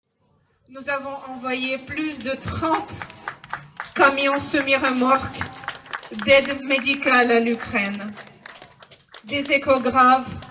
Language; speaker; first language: French; non-native, fluent; Ukrainian